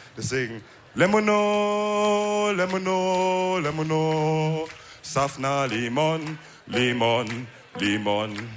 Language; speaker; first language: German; early bilingual, other home language; Wolof